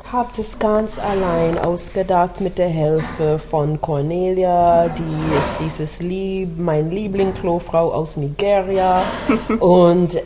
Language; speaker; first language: German; non-native, learner; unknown